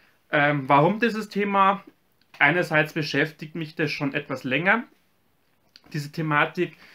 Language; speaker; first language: German; native; German